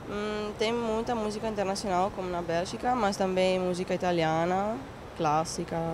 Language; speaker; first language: Portuguese; non-native, learner; Italian